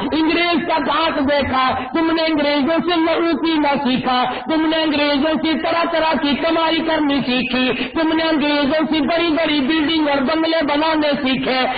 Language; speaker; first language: Urdu; native; Urdu